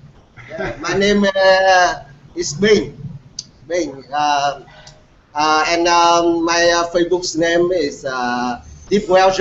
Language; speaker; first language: English; non-native, learner; Vietnamese